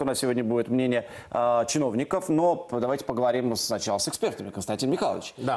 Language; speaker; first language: Russian; native; Russian